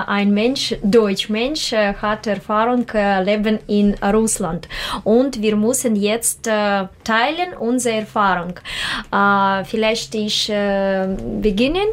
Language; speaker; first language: German; non-native, learner; Russian